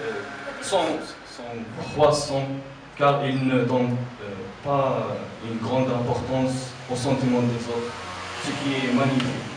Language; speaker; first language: French; non-native, learner; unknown